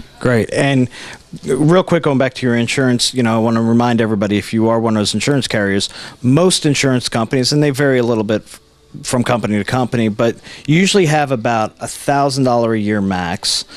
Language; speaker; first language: English; native; English